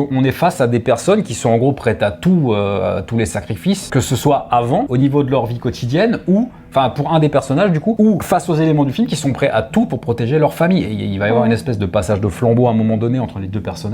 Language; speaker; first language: French; native; French